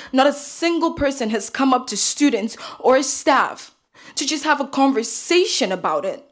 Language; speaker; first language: English; early bilingual, other home language; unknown